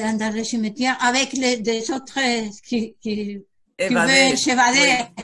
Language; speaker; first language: French; non-native, learner; Spanish